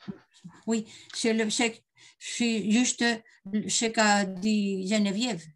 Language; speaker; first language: French; non-native, learner; Spanish